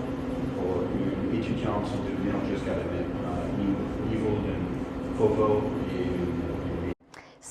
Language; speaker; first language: French; non-native, learner; English